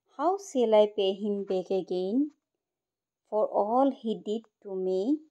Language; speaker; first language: English; non-native, local second language; Assamese